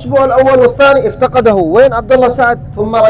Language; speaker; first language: Arabic; native; Arabic